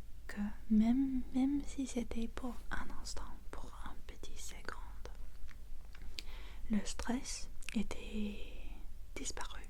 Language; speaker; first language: French; non-native, fluent; English